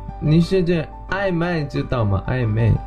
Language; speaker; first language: Chinese; non-native, learner; Korean